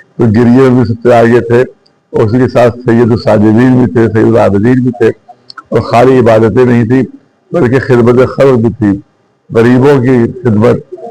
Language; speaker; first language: Urdu; native; Urdu